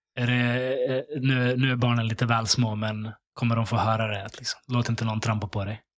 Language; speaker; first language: Swedish; early bilingual, other home language; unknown